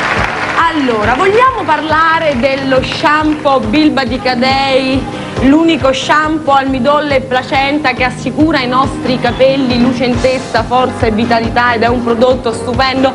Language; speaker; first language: Italian; native; Italian